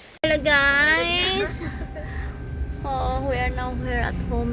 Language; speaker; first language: English; non-native, local second language; Cebuano